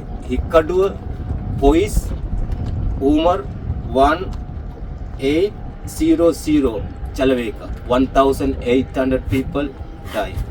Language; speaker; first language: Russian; non-native, learner; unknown